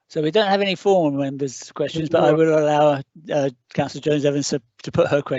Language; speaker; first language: English; native; English